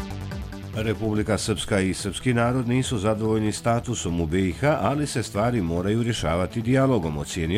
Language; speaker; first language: Serbian; native; Serbian